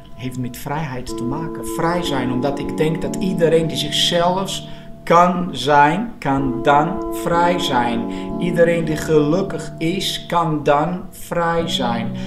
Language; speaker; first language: Dutch; non-native, fluent; Portuguese